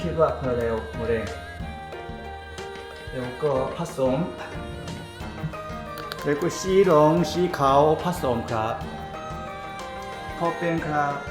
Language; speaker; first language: Thai; non-native, learner; Korean